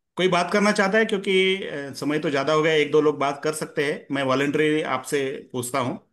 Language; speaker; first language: Hindi; non-native, local second language; Marathi